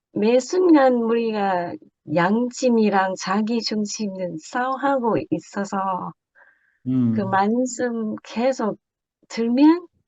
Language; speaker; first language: Korean; non-native, learner; Japanese